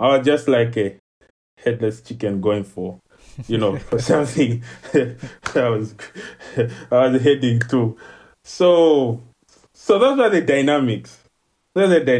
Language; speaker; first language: English; non-native, local second language; Ganda